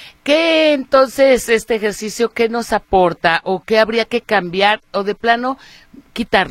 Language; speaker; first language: Spanish; native; Spanish